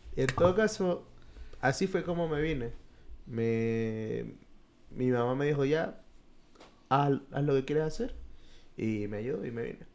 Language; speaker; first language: Spanish; native; Spanish